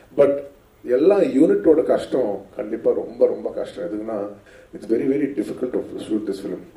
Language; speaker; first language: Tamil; non-native, local second language; Telugu